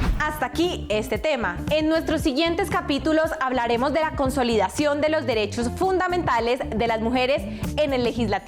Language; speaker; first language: Spanish; native; Spanish